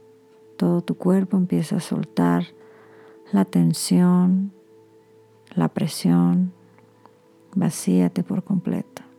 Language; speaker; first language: Spanish; native; Spanish